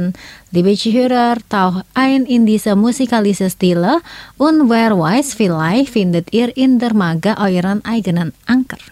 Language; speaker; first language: German; non-native, learner; Indonesian